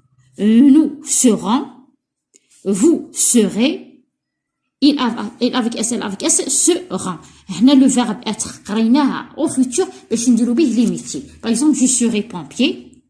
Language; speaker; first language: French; non-native, local second language; Arabic